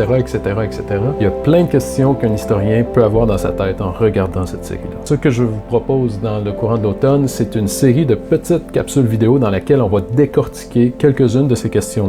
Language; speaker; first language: French; native; French